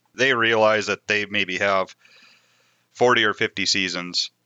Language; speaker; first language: English; native; English